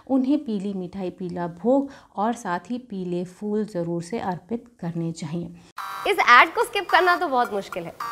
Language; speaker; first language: Hindi; native; Hindi